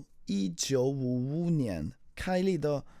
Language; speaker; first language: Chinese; non-native, learner; English